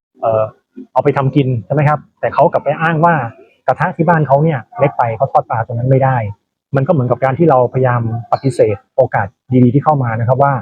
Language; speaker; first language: Thai; native; Thai